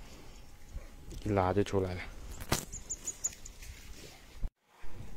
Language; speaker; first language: Chinese; non-native, local second language; Cantonese